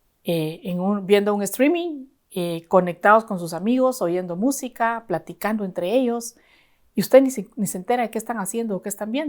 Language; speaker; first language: Spanish; native; Spanish